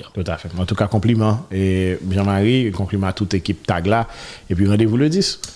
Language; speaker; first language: French; non-native, local second language; Haitian Creole